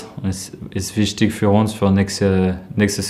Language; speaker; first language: German; non-native, learner; French